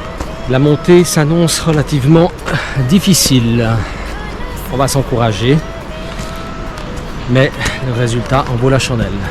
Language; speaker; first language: French; native; French